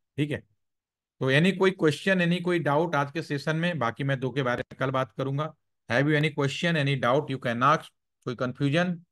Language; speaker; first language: Hindi; native; Hindi